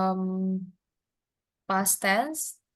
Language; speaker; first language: English; non-native, fluent; Indonesian